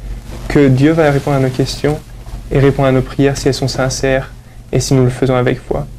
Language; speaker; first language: French; native; French